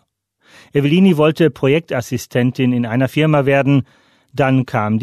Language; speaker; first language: German; native; German